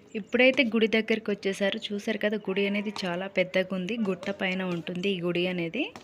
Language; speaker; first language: Telugu; native; Telugu